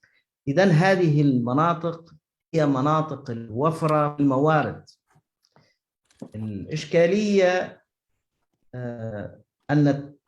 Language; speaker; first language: Arabic; native; Arabic